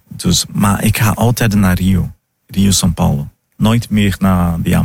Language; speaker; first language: Dutch; non-native, fluent; Portuguese